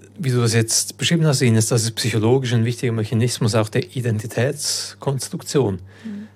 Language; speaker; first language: German; early bilingual, other home language; Croatian